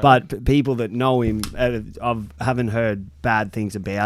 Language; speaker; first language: English; native; English